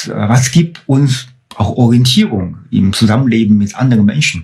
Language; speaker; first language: German; non-native, fluent; Chinese